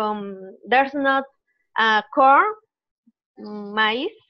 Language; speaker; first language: English; non-native, learner; Spanish